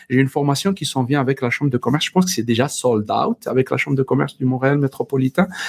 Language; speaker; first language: French; non-native, local second language; Kabyle